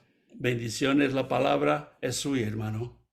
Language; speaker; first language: Spanish; non-native, fluent; Portuguese